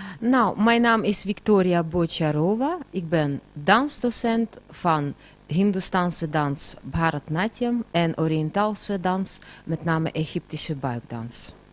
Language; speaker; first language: Dutch; non-native, fluent; Russian